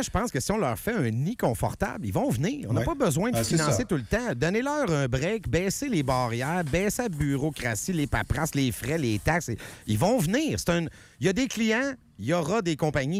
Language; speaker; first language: French; native; French